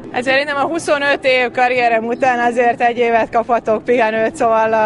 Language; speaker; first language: Hungarian; non-native, fluent; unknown